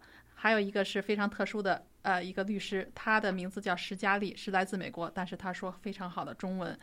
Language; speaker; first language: Chinese; native; Chinese